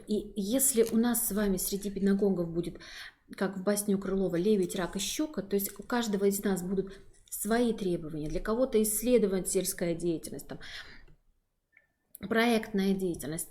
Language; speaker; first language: Russian; native; Russian